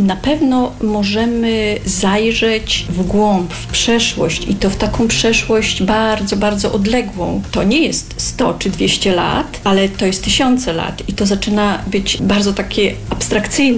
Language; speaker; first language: Polish; native; Polish